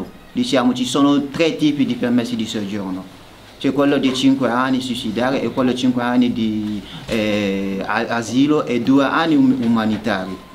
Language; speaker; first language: Italian; non-native, learner; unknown